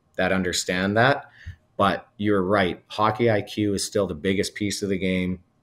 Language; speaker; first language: English; native; English